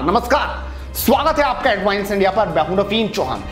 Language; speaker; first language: Hindi; native; Hindi